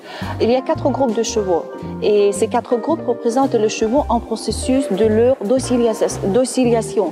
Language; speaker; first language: French; non-native, fluent; Russian